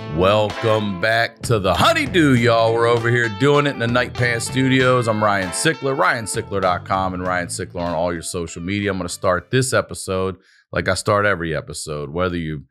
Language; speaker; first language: English; native; English